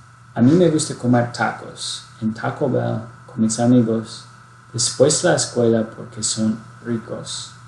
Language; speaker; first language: Spanish; non-native, fluent; English